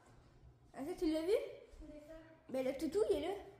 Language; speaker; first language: French; native; French